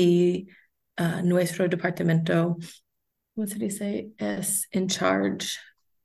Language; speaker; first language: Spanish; non-native, learner; English